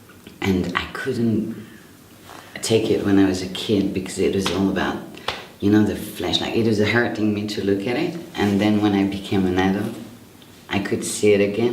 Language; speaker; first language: English; non-native, fluent; French